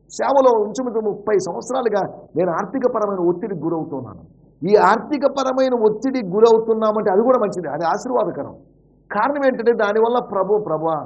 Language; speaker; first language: Telugu; native; Telugu